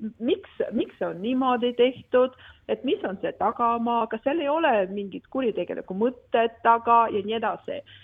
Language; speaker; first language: Estonian; non-native, local second language; Russian